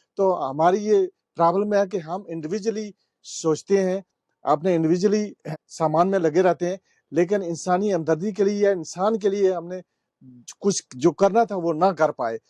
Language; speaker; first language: Urdu; non-native, local second language; Pahari-Potwari